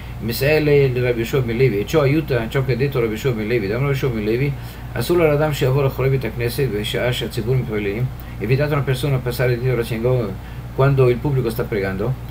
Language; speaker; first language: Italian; non-native, fluent; Hebrew